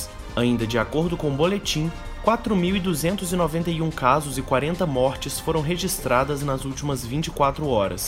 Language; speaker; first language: Portuguese; native; Portuguese